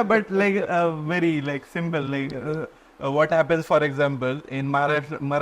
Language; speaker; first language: English; non-native, local second language; Konkani